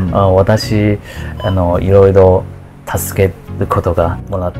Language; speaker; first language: Japanese; non-native, learner; Chinese